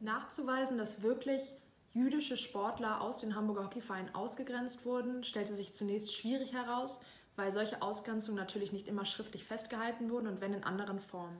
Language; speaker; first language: German; native; German